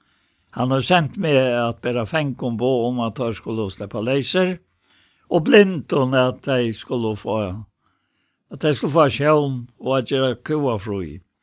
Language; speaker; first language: Danish; non-native, local second language; Faroese